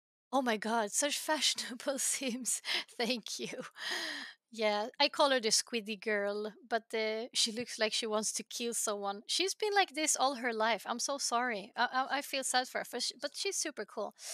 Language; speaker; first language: English; non-native, fluent; Swedish